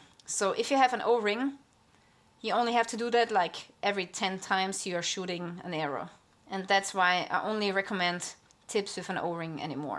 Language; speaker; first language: English; non-native, fluent; German